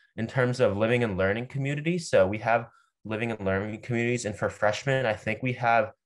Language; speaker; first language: English; native; English